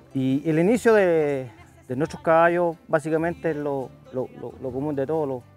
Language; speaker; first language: Spanish; native; Spanish